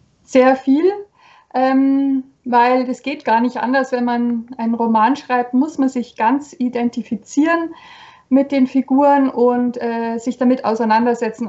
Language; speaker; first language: German; native; German